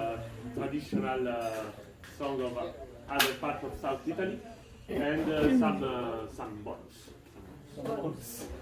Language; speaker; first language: English; non-native, fluent; Italian